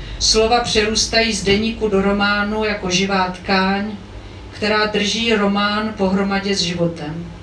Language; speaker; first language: Czech; native; Czech